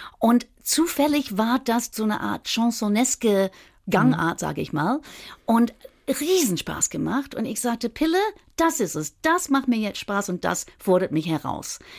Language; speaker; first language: German; non-native, fluent; English